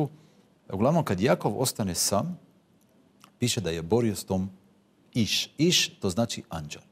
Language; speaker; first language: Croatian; non-native, fluent; Hebrew